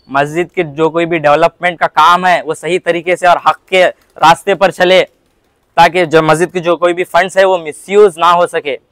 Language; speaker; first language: Hindi; non-native, local second language; Urdu